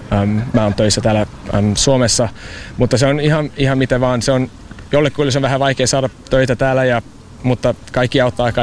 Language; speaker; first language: Finnish; non-native, fluent; English